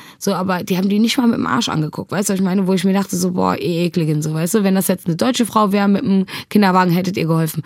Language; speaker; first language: German; early bilingual, other home language; Tigrinya